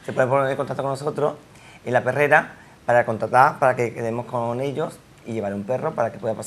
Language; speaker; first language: Spanish; native; Spanish